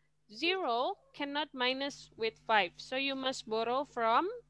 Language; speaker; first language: English; non-native, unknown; Indonesian